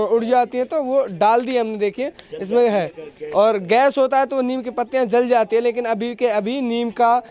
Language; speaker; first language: Hindi; native; Hindi